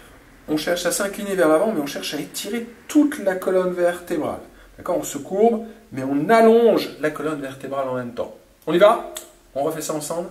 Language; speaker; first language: French; native; French